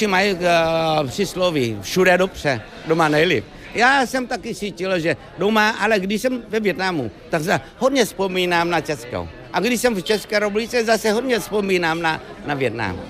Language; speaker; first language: Czech; non-native, fluent; Vietnamese